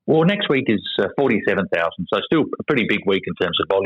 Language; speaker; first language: English; native; English